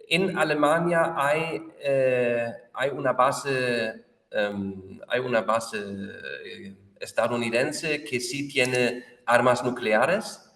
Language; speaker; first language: Spanish; non-native, fluent; German